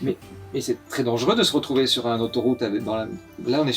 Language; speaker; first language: French; native; French